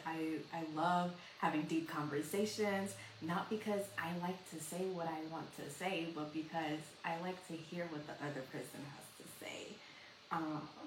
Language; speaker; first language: English; early bilingual, other home language; Spanish